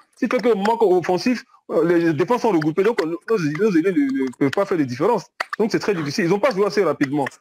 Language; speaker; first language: French; native; French